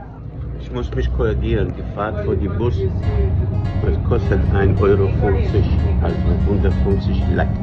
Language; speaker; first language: German; non-native, fluent; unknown